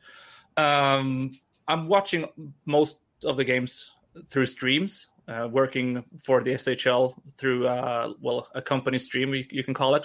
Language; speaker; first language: English; non-native, fluent; Swedish